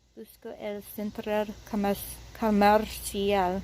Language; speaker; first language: Spanish; non-native, learner; English